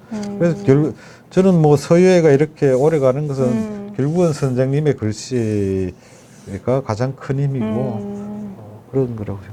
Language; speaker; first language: Korean; native; Korean